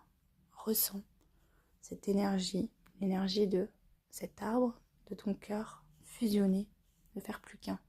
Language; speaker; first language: French; native; French